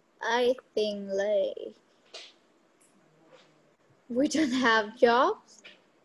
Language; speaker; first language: English; non-native, learner; Vietnamese